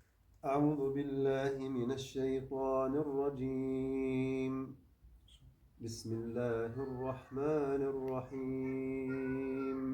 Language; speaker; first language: Arabic; native; Arabic